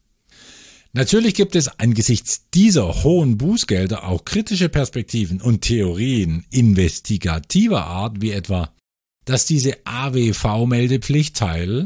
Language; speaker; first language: German; native; German